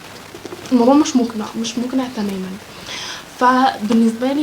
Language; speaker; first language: Arabic; native; Arabic